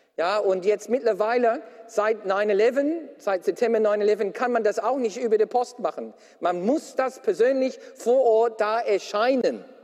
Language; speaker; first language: German; non-native, fluent; English